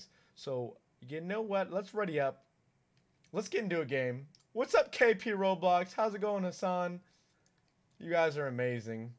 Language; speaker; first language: English; native; English